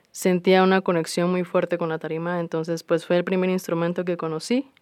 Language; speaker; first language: Spanish; native; Spanish